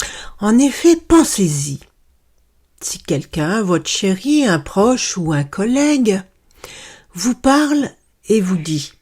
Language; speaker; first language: French; native; French